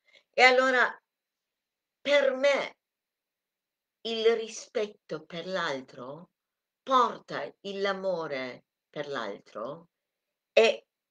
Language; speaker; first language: Italian; non-native, fluent; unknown